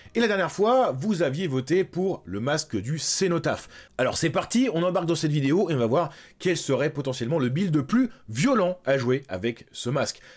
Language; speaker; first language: French; native; French